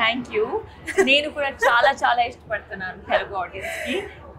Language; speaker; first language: Telugu; non-native, fluent; Hindi